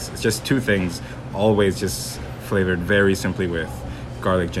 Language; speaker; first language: English; non-native, local second language; Cantonese